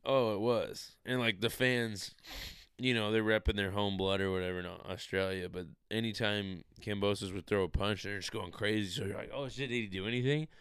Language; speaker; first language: English; native; English